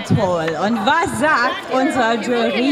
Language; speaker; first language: German; non-native, fluent; English